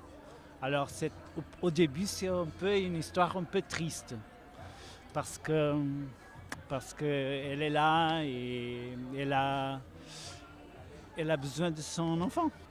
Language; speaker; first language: French; non-native, learner; Portuguese